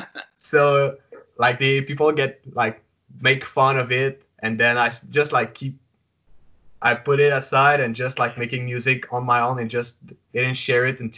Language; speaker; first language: English; non-native, fluent; French